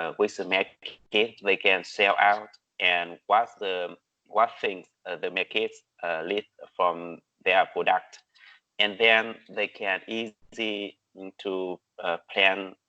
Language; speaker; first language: English; non-native, learner; Vietnamese